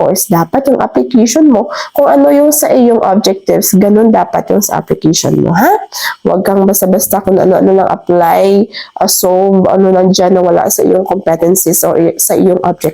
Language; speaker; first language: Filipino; native; Filipino